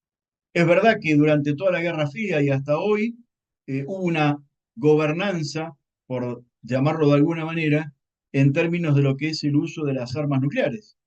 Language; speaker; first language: Spanish; native; Spanish